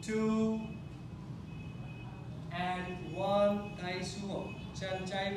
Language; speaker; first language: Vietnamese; non-native, learner; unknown